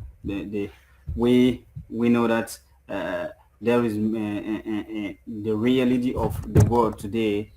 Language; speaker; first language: English; non-native, fluent; French